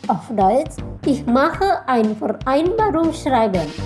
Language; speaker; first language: German; non-native, fluent; Indonesian